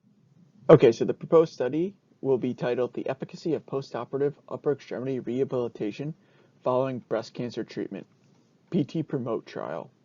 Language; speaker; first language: English; native; English